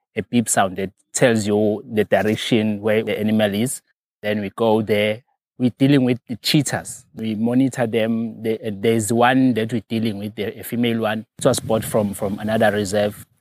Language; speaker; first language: English; non-native, local second language; Zulu